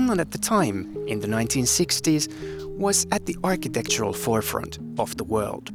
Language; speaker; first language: English; non-native, fluent; Finnish